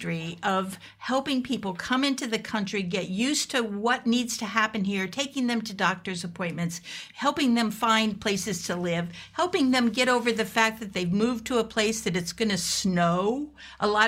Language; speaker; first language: English; native; English